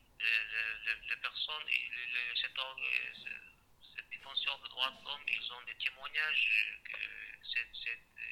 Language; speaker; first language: French; non-native, learner; Chechen